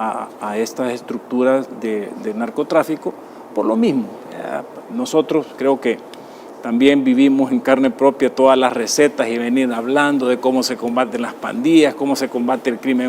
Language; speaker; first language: Spanish; native; Spanish